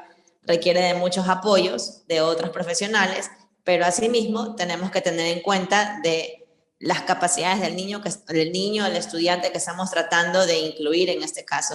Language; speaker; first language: Spanish; native; Spanish